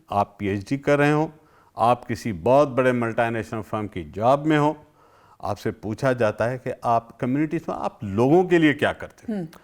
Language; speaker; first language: Urdu; non-native, local second language; Sindhi